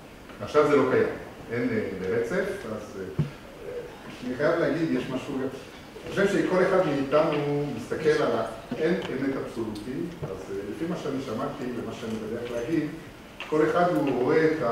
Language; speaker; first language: Hebrew; non-native, fluent; French